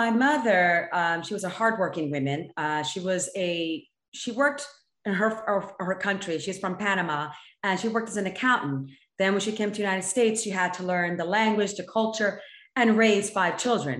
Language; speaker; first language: English; native; English